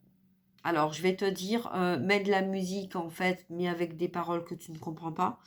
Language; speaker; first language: French; native; French